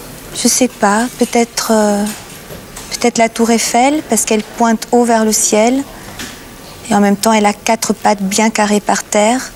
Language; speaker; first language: French; native; French